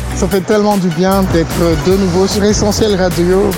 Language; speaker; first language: French; non-native, local second language; Malagasy